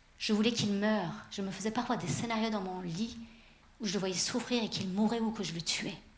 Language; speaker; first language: French; early bilingual, other home language; Persian